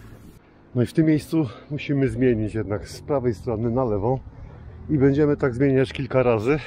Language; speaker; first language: Polish; native; Polish